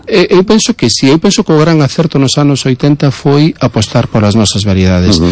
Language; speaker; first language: Galician; native; Galician